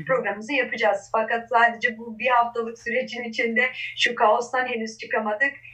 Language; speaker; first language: Turkish; non-native, local second language; Kurdish